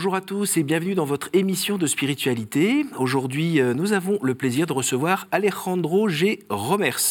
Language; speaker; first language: French; native; French